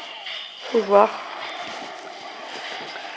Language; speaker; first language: French; native; French